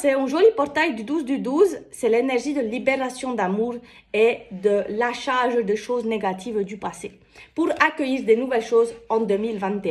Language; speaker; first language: French; native; French